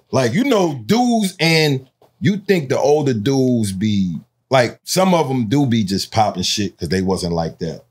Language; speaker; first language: English; native; English